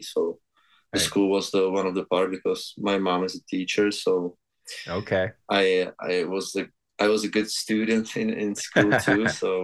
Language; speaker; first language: English; non-native, fluent; Czech